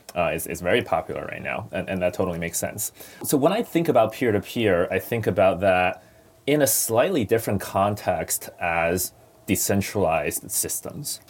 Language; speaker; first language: English; non-native, fluent; Chinese